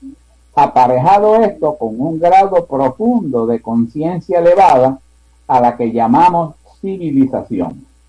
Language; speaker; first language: Spanish; native; Spanish